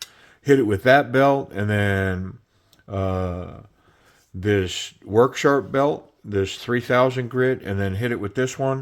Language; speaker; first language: English; native; English